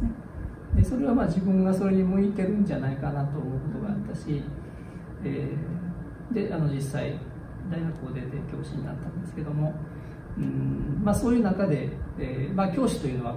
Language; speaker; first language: Japanese; native; Japanese